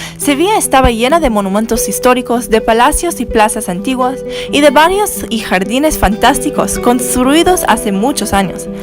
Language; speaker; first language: Spanish; non-native, learner; English